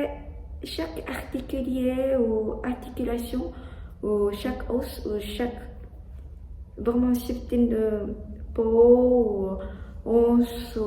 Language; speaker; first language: French; non-native, learner; Japanese